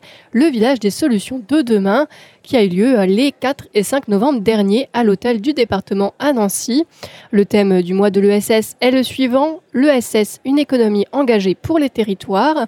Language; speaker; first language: French; native; French